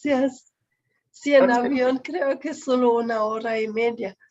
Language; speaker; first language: Spanish; non-native, fluent; German